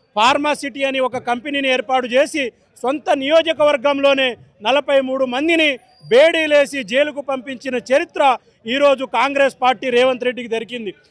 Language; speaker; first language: Telugu; non-native, local second language; Lambadi